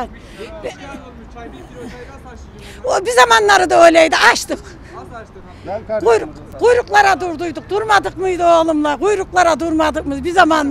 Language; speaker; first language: Turkish; native; Turkish